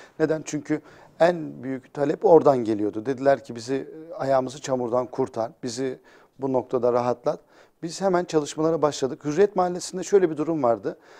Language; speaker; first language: Turkish; native; Turkish